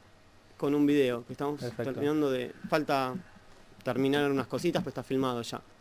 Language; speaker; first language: Spanish; native; Spanish